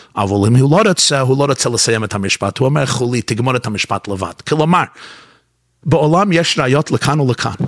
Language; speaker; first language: Hebrew; non-native, fluent; English